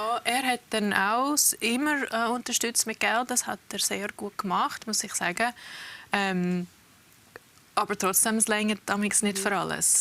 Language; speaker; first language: German; early bilingual, heritage; English